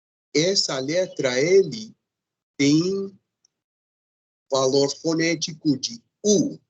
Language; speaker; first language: Portuguese; non-native, fluent; Spanish